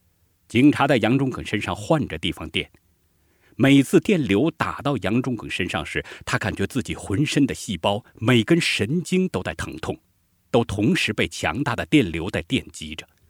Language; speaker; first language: Chinese; native; Chinese